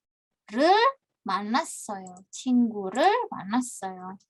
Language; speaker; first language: Korean; non-native, fluent; Indonesian